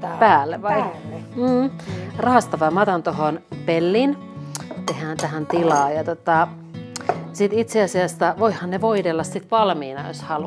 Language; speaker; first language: Finnish; native; Finnish